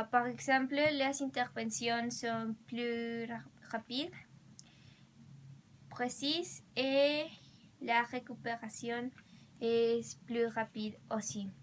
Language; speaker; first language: French; non-native, learner; Spanish